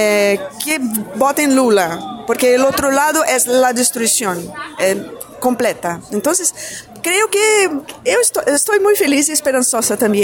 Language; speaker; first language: Spanish; non-native, fluent; Portuguese